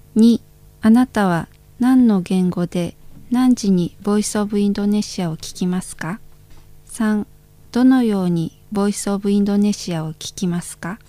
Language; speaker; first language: Japanese; non-native, fluent; Indonesian